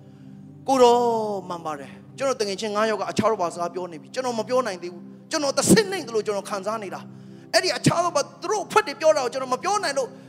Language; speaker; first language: Burmese; non-native, local second language; Tedim Chin